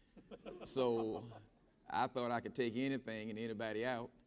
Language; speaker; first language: English; native; English